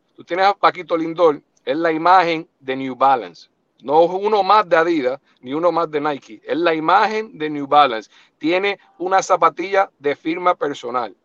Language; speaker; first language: Spanish; native; Spanish